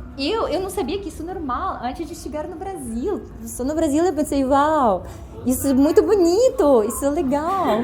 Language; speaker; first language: Portuguese; non-native, fluent; Ukrainian